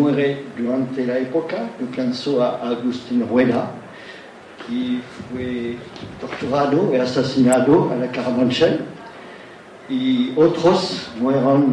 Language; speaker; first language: Spanish; non-native, learner; French